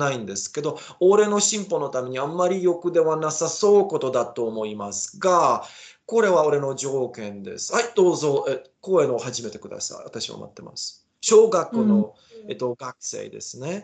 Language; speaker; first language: Japanese; non-native, learner; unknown